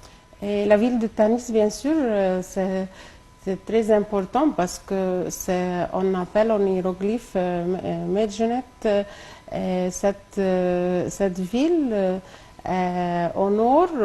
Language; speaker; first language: French; non-native, local second language; Arabic